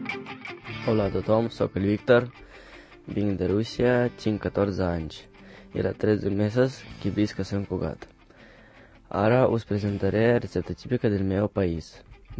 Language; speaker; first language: Catalan; non-native, learner; Russian